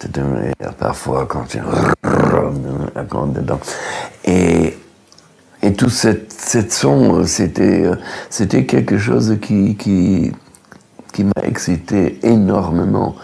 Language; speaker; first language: French; non-native, fluent; German